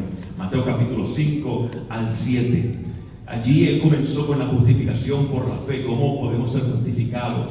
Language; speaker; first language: Spanish; native; Spanish